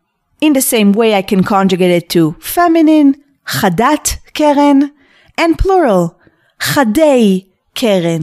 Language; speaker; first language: English; non-native, fluent; Hebrew